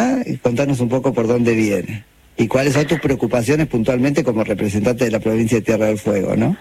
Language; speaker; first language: Spanish; native; Spanish